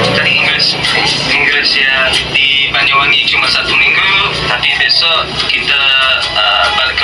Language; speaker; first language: Indonesian; non-native, learner; English